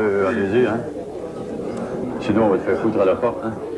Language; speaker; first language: French; native; French